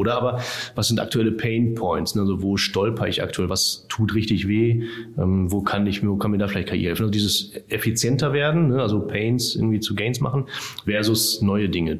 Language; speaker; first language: German; native; German